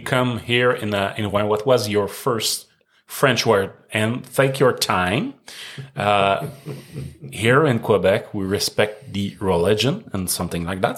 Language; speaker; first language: English; non-native, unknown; French